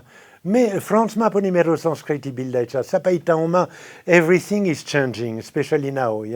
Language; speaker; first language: Nepali; non-native, fluent; French